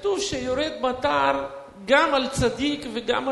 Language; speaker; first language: Hebrew; non-native, fluent; Russian